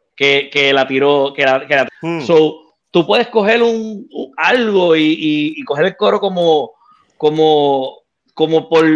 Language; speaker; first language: Spanish; native; Spanish